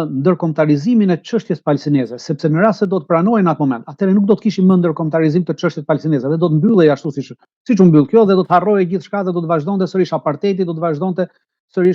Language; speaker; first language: Albanian; native; Albanian